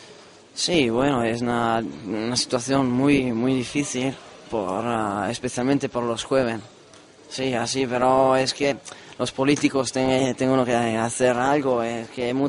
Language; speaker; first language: Spanish; non-native, learner; Italian